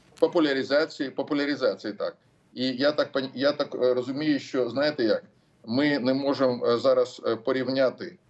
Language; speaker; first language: Ukrainian; non-native, local second language; Russian